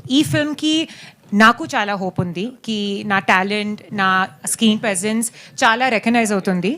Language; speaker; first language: Telugu; non-native, learner; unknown